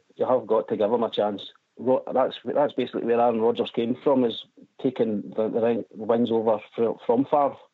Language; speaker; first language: English; native; English